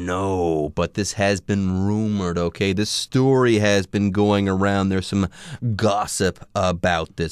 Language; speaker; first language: English; native; English